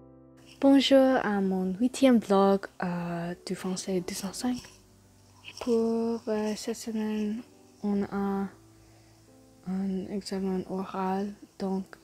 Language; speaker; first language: French; non-native, learner; English